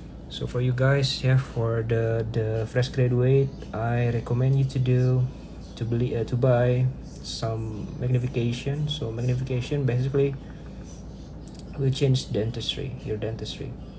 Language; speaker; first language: English; non-native, fluent; Indonesian